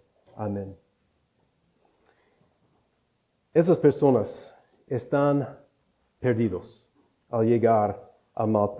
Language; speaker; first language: Spanish; non-native, fluent; English